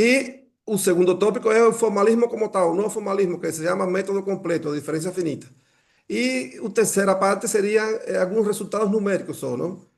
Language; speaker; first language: Portuguese; non-native, fluent; Spanish